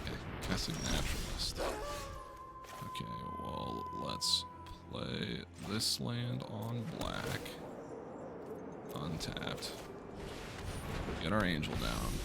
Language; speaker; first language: English; native; English